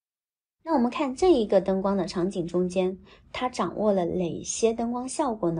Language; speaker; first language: Chinese; native; Chinese